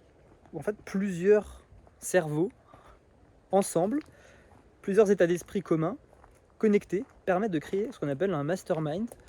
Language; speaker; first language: French; native; French